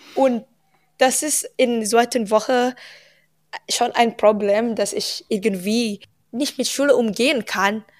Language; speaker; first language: German; non-native, learner; Indonesian